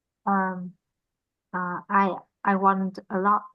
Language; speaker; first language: English; non-native, learner; Vietnamese